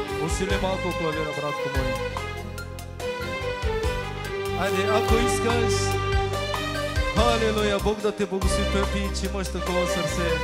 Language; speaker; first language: Bulgarian; non-native, local second language; Romany